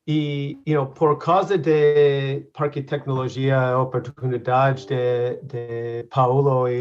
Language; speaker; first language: Portuguese; non-native, learner; English